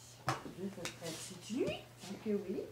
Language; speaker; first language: French; native; French